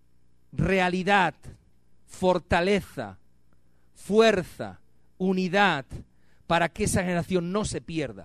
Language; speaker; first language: Spanish; native; Spanish